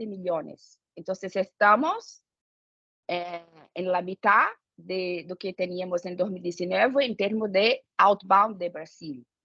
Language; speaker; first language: Spanish; non-native, fluent; Portuguese